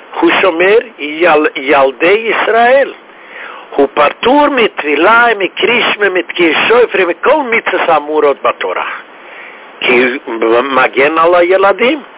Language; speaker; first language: Hebrew; non-native, fluent; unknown